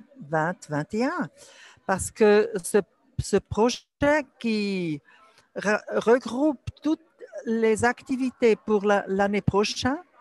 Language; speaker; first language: French; non-native, local second language; German